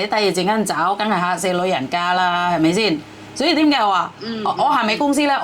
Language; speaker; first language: Cantonese; non-native, fluent; Javanese